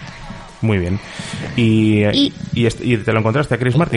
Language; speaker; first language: Spanish; native; Spanish